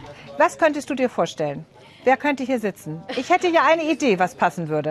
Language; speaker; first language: German; native; German